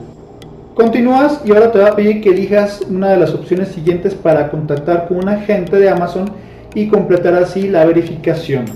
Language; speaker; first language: Spanish; native; Spanish